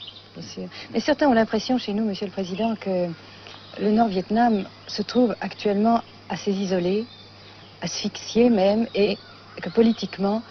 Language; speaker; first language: French; native; French